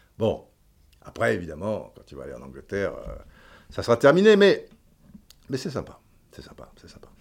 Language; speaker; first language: French; native; French